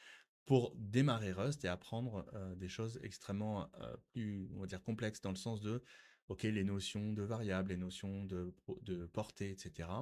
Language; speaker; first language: French; native; French